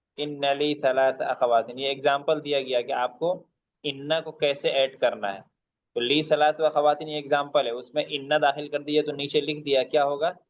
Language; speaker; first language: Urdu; native; Urdu